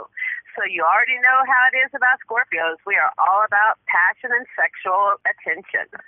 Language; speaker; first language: English; native; English